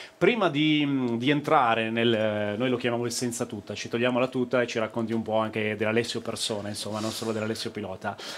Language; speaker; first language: Italian; native; Italian